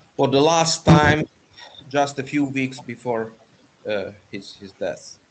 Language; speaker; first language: English; non-native, fluent; Hungarian